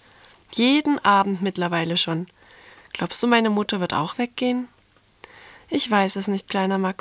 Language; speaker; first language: German; native; German